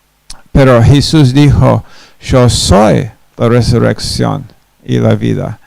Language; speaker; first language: Spanish; non-native, fluent; English